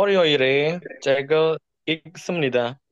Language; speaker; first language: Korean; non-native, learner; Indonesian